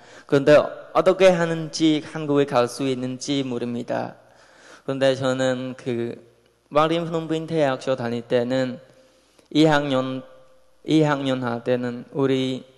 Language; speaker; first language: Korean; non-native, learner; Khmer